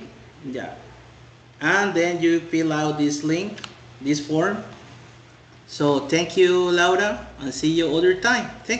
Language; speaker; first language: English; non-native, fluent; Spanish